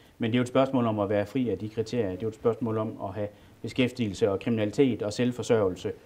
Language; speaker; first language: Danish; native; Danish